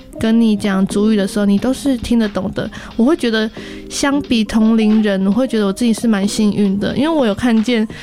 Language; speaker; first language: Chinese; non-native, local second language; Amis